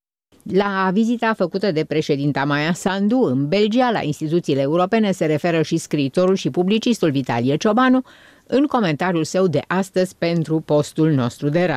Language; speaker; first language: Romanian; native; Romanian